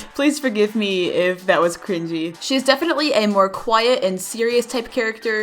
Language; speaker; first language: English; native; English